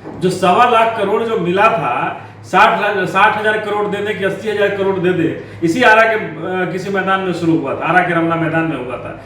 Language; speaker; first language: Hindi; native; Hindi